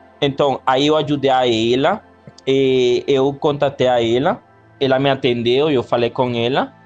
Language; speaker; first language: Portuguese; non-native, learner; Spanish